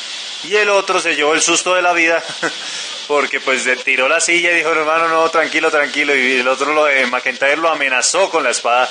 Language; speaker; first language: Spanish; native; Spanish